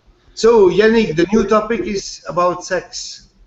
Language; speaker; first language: English; non-native, fluent; French